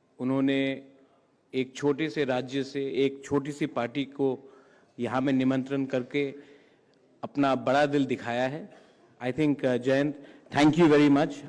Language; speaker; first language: Hindi; non-native, local second language; Kok Borok